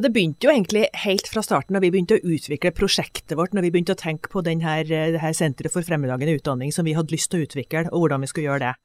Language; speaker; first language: Norwegian; native; Norwegian